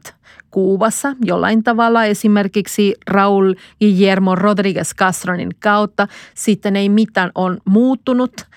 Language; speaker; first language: Finnish; non-native, fluent; Spanish